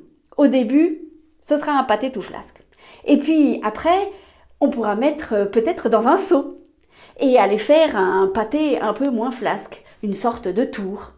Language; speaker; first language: French; native; French